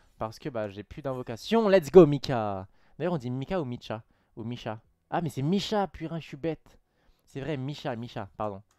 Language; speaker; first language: French; native; French